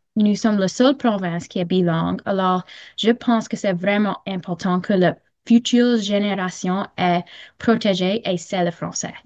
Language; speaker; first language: French; non-native, local second language; English